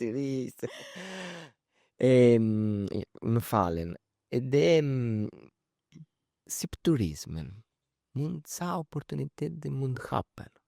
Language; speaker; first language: Albanian; early bilingual, heritage; Albanian